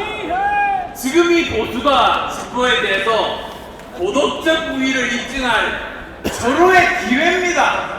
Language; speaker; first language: Korean; native; Korean